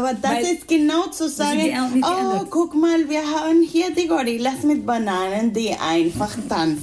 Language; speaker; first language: German; non-native, fluent; Spanish